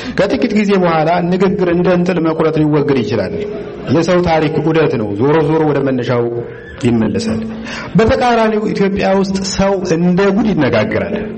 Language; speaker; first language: Amharic; native; Amharic